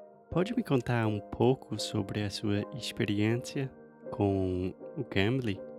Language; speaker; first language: Portuguese; non-native, fluent; English